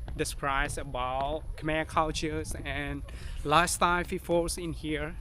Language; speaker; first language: English; non-native, learner; Thai